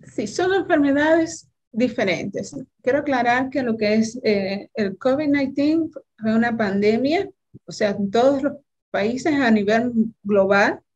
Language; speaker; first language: Spanish; native; Spanish